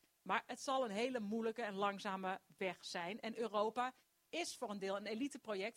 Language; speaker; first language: Dutch; native; Dutch